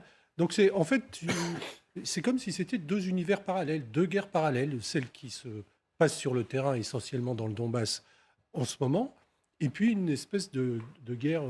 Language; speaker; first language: French; native; French